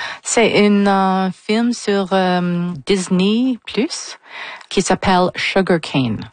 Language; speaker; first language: French; non-native, local second language; English